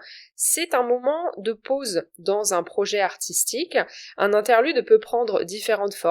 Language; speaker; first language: French; native; French